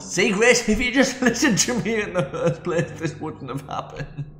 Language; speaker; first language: English; native; English